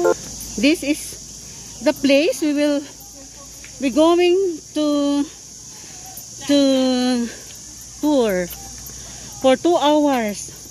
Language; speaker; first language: English; non-native, local second language; Filipino